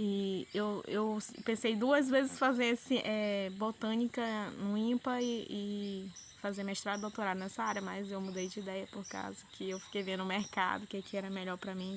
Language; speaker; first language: Portuguese; native; Portuguese